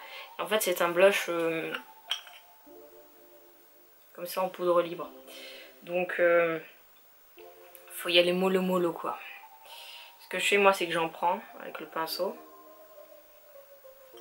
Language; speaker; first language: French; native; French